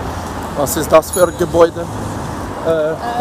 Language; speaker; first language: German; non-native, learner; Ukrainian